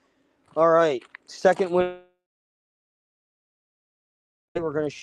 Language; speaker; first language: English; native; English